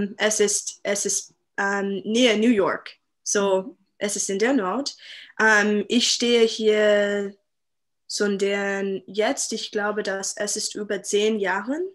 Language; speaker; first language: German; non-native, learner; English